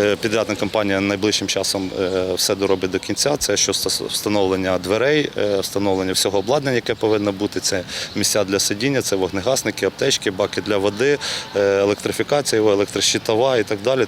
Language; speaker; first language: Ukrainian; native; Ukrainian